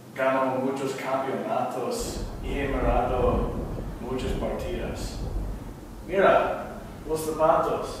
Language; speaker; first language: Spanish; non-native, learner; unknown